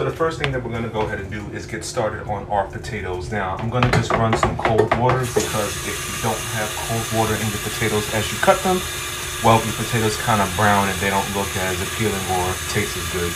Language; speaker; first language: English; native; English